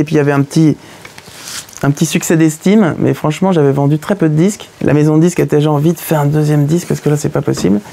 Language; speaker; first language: French; native; French